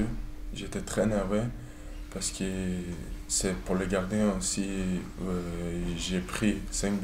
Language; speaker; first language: French; non-native, learner; Turkish